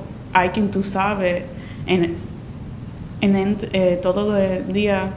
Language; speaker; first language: Spanish; early bilingual, heritage; Spanish